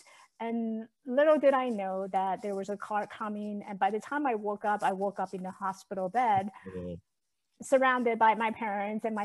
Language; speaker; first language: English; non-native, fluent; Chinese